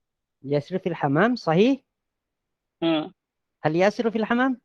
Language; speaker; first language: Arabic; non-native, fluent; Malay